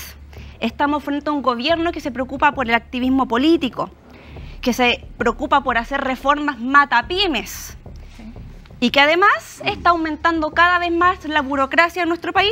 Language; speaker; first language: Spanish; native; Spanish